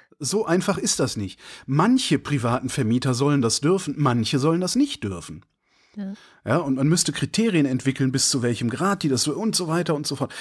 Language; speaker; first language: German; native; German